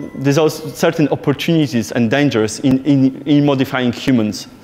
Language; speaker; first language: English; non-native, fluent; Polish